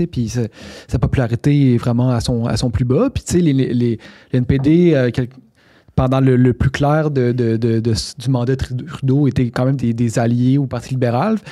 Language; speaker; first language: French; native; French